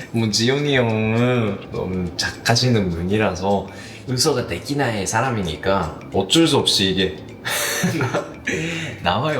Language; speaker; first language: Korean; non-native, fluent; Japanese